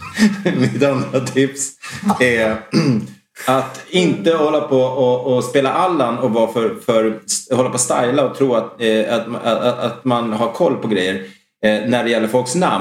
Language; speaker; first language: Swedish; native; Swedish